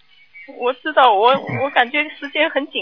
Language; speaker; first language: Chinese; native; Chinese